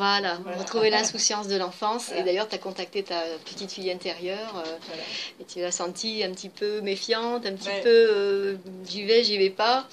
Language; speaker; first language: French; native; French